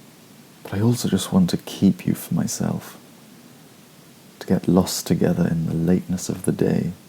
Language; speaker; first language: English; native; English